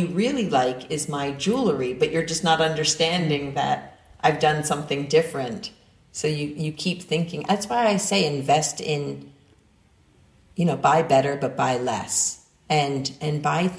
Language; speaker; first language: English; native; English